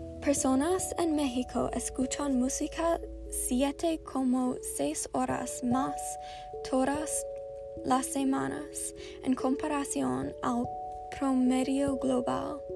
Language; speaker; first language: Spanish; non-native, learner; English